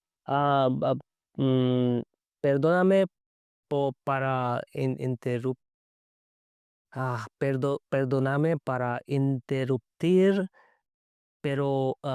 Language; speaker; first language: Spanish; non-native, learner; English